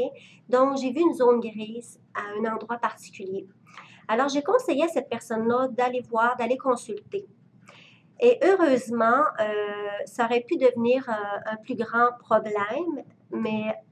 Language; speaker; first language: French; native; French